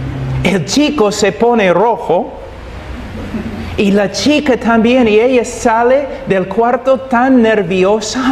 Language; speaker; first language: Spanish; non-native, fluent; English